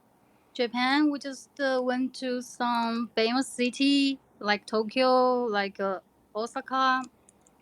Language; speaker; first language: English; non-native, learner; Chinese